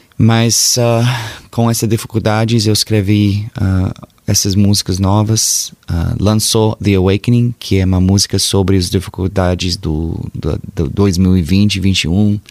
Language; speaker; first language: Portuguese; early bilingual, heritage; Portuguese